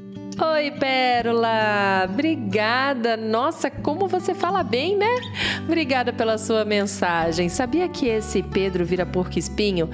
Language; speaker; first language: Portuguese; native; Portuguese